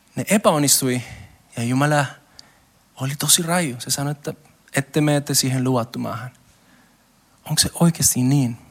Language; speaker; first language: Finnish; non-native, learner; Spanish